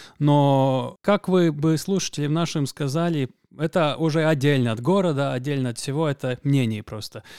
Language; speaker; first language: Russian; non-native, local second language; Latvian